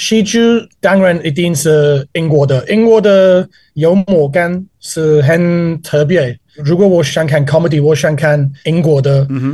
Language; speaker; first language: Chinese; non-native, learner; English